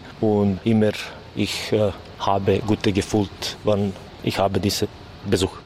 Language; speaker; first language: German; non-native, learner; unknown